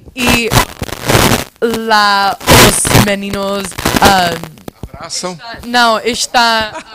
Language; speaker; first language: Portuguese; non-native, fluent; English